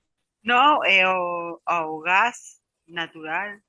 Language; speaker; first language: Portuguese; non-native, learner; Spanish